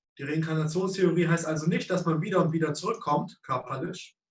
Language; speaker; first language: German; native; German